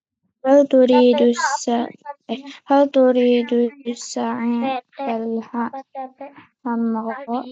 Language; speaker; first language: Arabic; non-native, learner; Indonesian